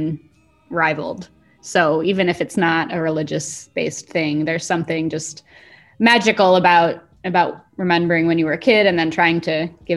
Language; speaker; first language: English; native; English